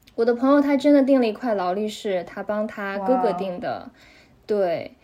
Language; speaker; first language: Chinese; native; Chinese